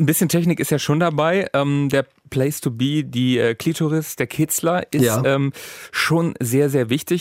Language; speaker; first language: German; native; German